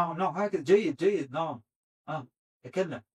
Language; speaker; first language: Arabic; non-native, fluent; Azerbaijani